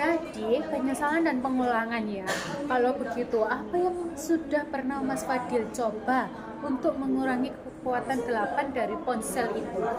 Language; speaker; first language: Indonesian; native; Indonesian